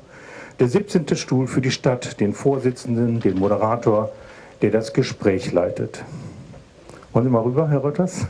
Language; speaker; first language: German; native; German